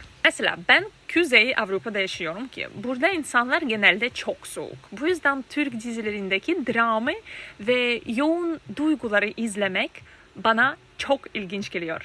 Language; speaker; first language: Turkish; non-native, fluent; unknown